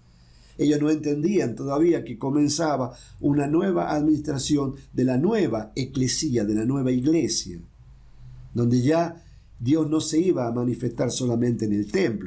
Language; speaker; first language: Spanish; native; Spanish